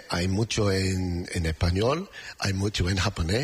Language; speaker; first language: Spanish; non-native, learner; English